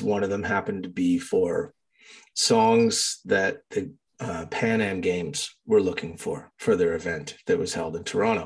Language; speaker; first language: English; native; English